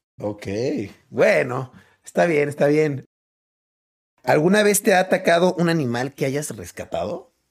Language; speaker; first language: Spanish; native; Spanish